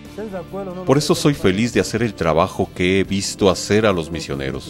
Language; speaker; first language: Spanish; non-native, fluent; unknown